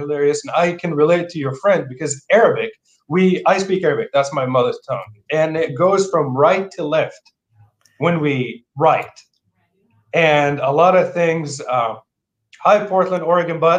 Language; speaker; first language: English; non-native, fluent; Arabic